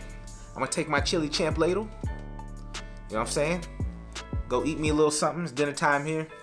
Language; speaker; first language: English; native; English